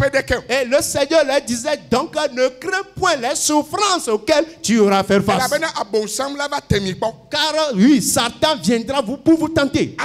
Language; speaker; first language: French; non-native, local second language; Ewe